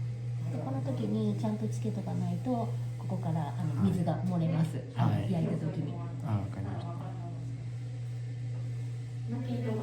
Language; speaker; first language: Japanese; native; Japanese